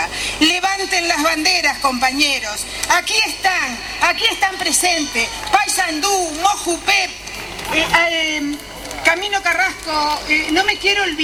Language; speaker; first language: Spanish; native; Spanish